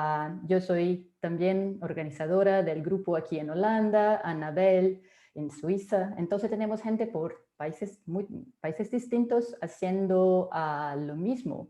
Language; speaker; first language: Spanish; non-native, fluent; Portuguese